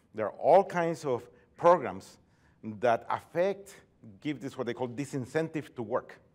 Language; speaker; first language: English; non-native, fluent; Spanish